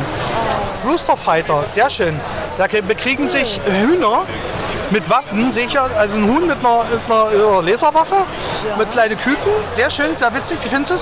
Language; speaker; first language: German; native; German